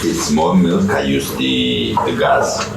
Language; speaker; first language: English; non-native, fluent; Italian